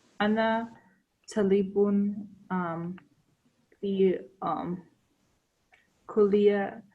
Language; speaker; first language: Arabic; non-native, learner; English